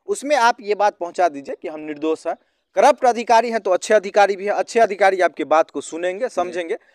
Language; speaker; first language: Hindi; native; Hindi